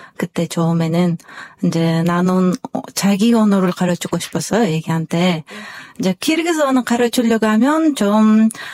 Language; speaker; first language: Korean; non-native, fluent; Kyrgyz